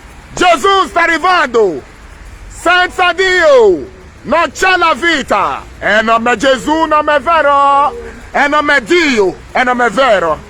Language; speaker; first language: Italian; non-native, learner; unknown